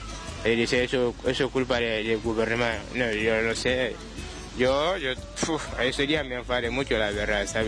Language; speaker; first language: Spanish; non-native, learner; Wolof